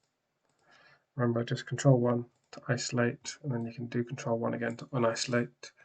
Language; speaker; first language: English; native; English